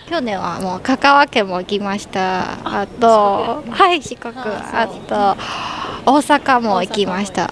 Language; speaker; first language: Japanese; non-native, learner; Chinese